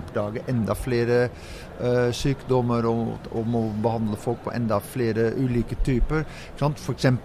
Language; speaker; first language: Norwegian; non-native, fluent; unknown